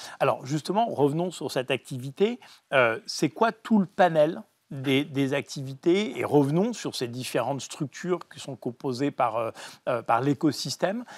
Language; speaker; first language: French; native; French